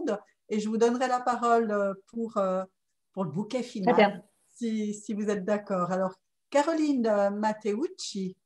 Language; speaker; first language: French; native; French